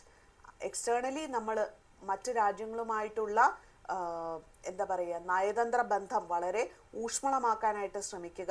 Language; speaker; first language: Malayalam; native; Malayalam